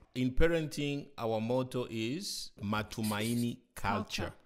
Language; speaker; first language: English; non-native, fluent; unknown